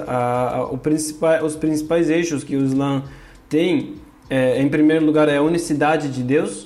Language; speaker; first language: Portuguese; non-native, fluent; Turkish